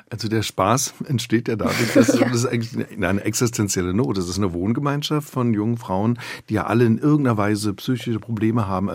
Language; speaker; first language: German; native; German